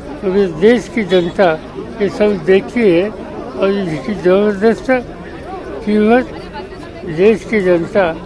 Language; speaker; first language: Hindi; native; Hindi